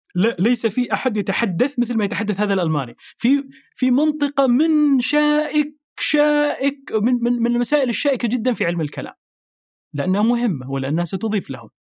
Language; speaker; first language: Arabic; native; Arabic